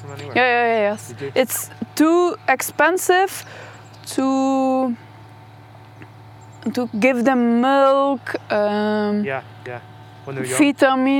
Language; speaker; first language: English; non-native, learner; Dutch